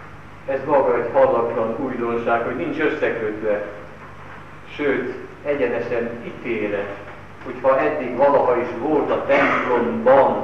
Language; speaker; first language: Hungarian; native; Hungarian